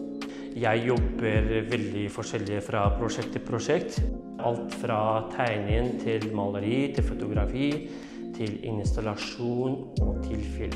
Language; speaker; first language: Norwegian; non-native, fluent; Kurdish